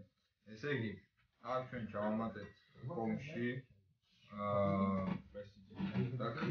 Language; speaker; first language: Russian; non-native, fluent; Georgian